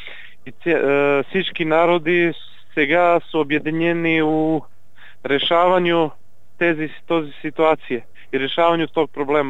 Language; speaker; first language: Bulgarian; non-native, learner; Serbian